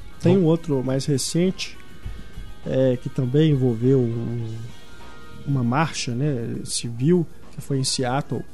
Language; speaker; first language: Portuguese; native; Portuguese